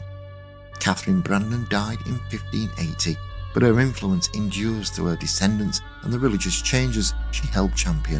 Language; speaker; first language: English; native; English